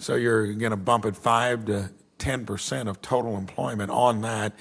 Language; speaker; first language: English; native; English